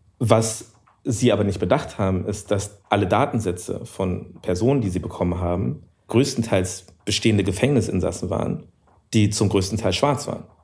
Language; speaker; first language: German; early bilingual, other home language; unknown